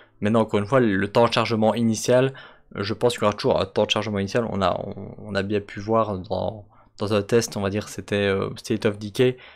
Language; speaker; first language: French; native; French